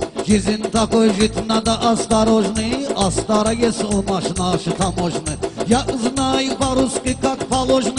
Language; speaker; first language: Russian; non-native, learner; Talysh